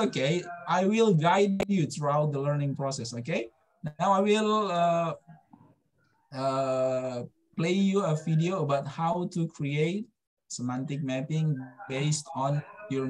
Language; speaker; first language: English; non-native, fluent; Indonesian